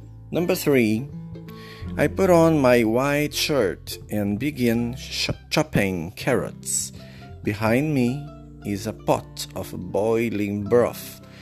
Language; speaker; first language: English; non-native, fluent; Portuguese